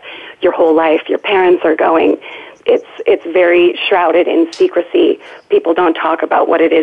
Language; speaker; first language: English; native; English